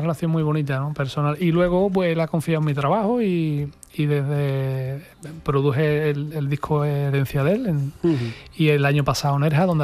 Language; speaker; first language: Spanish; native; Spanish